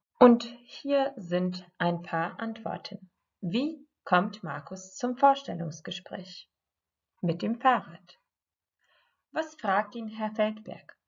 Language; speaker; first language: German; non-native, fluent; Croatian